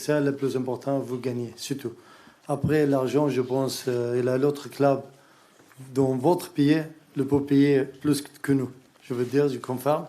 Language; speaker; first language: French; non-native, learner; Arabic